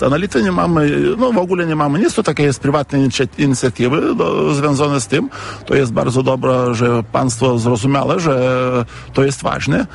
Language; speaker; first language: Polish; non-native, fluent; Lithuanian